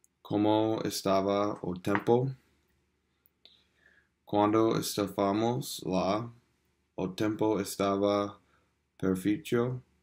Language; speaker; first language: Portuguese; non-native, learner; English